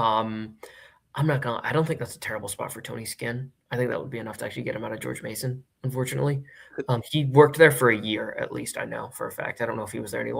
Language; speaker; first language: English; native; English